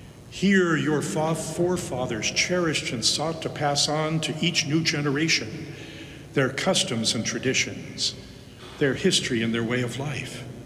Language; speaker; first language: English; native; English